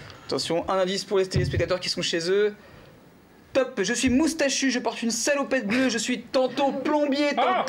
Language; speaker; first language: French; native; French